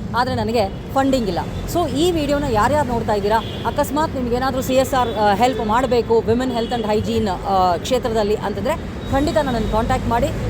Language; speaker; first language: Kannada; native; Kannada